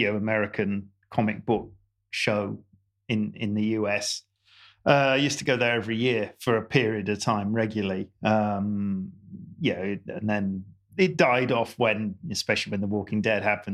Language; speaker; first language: English; native; English